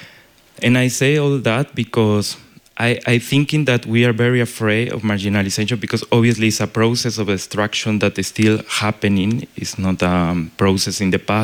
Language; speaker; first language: English; non-native, fluent; Spanish